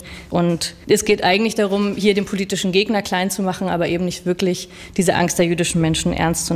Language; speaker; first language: German; native; German